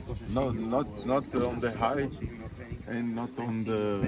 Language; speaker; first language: English; non-native, learner; Portuguese